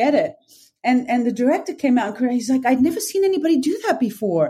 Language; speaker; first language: English; native; English